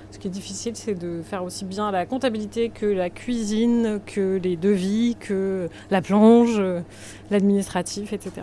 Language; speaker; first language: French; native; French